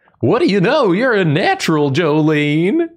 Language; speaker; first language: English; native; English